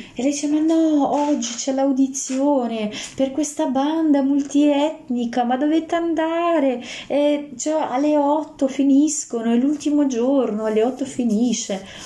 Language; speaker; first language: Italian; non-native, fluent; Russian